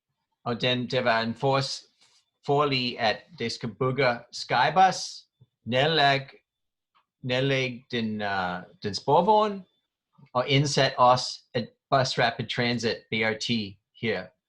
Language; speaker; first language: Danish; non-native, fluent; English